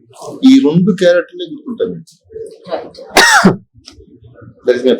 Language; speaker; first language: Telugu; native; Telugu